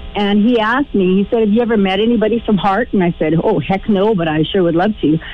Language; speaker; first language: English; native; English